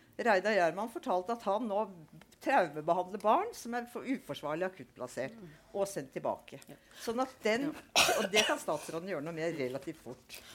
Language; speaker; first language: Norwegian; native; Norwegian